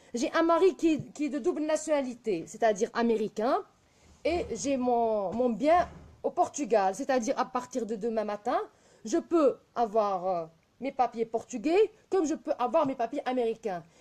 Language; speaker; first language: French; non-native, local second language; Arabic